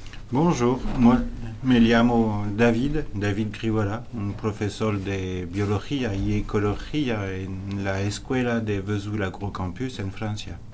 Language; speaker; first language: Spanish; non-native, learner; French